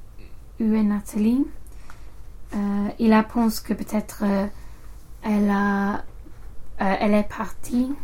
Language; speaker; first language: French; non-native, learner; English